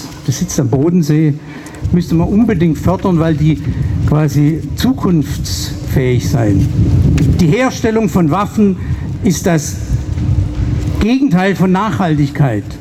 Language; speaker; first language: German; native; German